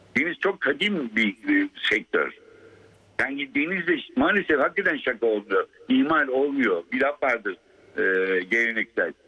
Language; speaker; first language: Turkish; native; Turkish